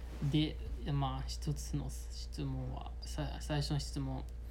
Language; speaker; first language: Japanese; early bilingual, heritage; Japanese